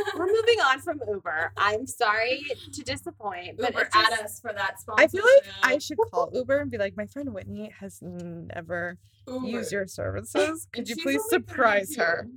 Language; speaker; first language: English; native; English